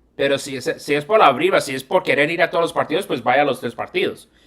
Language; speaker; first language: Spanish; early bilingual, heritage; Spanish